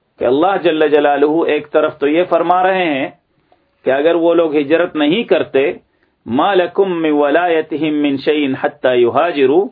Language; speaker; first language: Urdu; native; Urdu